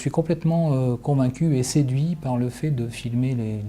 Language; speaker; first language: French; native; French